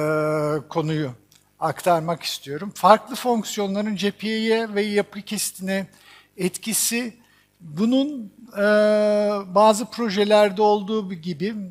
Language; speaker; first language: Turkish; native; Turkish